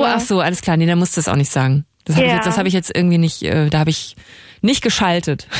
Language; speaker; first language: German; native; German